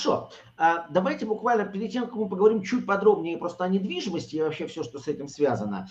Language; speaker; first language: Russian; native; Russian